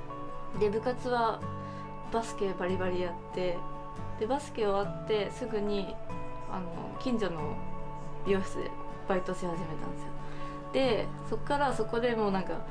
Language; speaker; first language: Japanese; native; Japanese